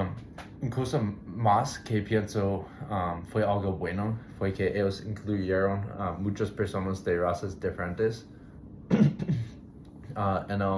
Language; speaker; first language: Spanish; non-native, learner; English